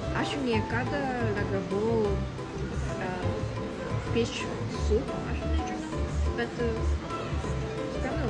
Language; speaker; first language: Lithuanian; non-native, learner; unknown